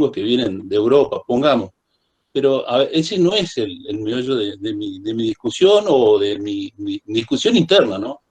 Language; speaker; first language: Spanish; native; Spanish